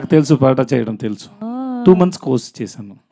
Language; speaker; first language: Telugu; non-native, learner; Tamil